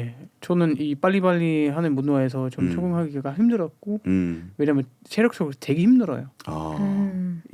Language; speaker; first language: Korean; non-native, fluent; German